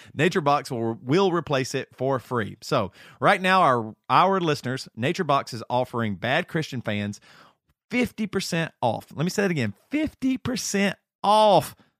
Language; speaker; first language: English; native; English